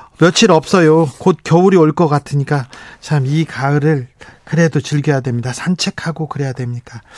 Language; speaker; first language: Korean; native; Korean